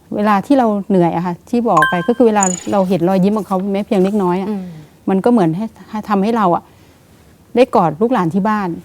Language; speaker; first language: Thai; native; Thai